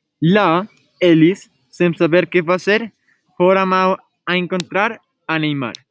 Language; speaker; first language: Portuguese; non-native, learner; Spanish